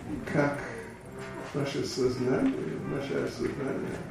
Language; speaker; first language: Russian; non-native, learner; English